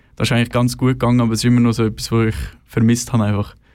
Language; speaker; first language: German; non-native, fluent; Swedish